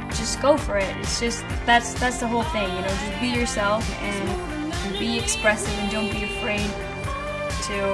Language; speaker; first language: English; non-native, fluent; Spanish